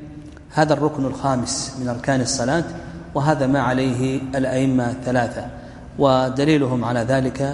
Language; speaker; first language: Arabic; native; Arabic